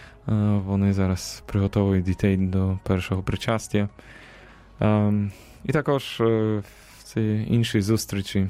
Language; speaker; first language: Ukrainian; non-native, fluent; Polish